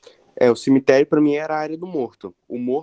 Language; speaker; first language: Portuguese; native; Portuguese